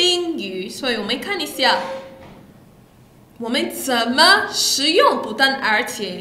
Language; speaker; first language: Chinese; non-native, fluent; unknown